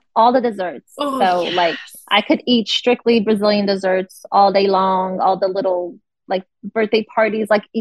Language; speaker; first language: English; non-native, fluent; Portuguese